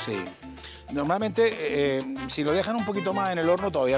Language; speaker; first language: Spanish; native; Spanish